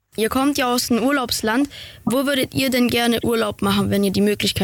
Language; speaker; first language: German; native; German